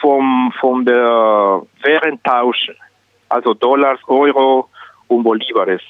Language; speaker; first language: German; non-native, learner; Spanish